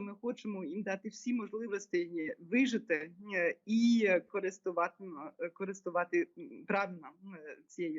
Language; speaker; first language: Ukrainian; non-native, fluent; German